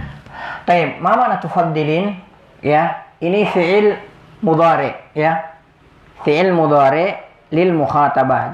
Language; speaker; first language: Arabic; non-native, fluent; Indonesian